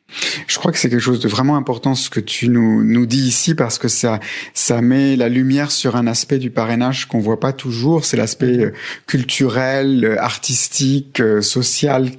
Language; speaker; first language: French; native; French